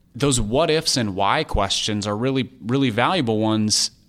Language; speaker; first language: English; native; English